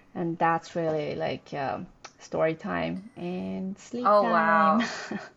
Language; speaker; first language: English; non-native, fluent; Persian